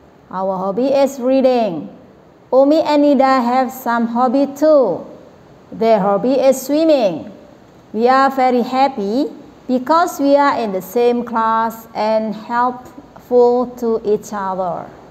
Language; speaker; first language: English; non-native, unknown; Indonesian